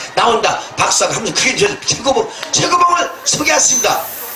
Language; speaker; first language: Korean; native; Korean